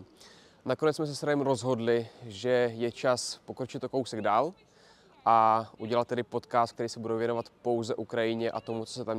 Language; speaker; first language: Czech; non-native, fluent; Ukrainian